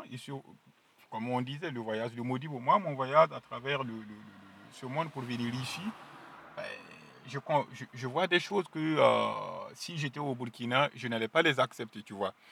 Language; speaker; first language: French; non-native, local second language; Mossi